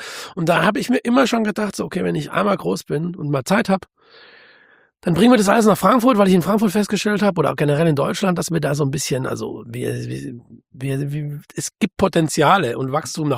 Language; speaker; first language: German; native; German